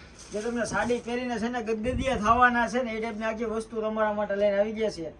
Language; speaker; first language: Gujarati; native; Gujarati